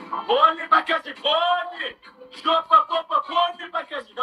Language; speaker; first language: Russian; non-native, learner; Uzbek